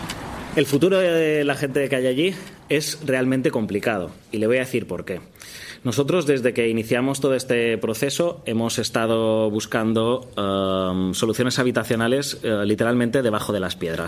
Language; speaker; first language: Spanish; native; Spanish